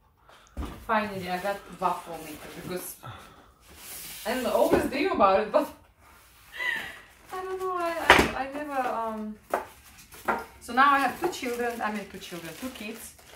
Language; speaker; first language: English; non-native, fluent; Russian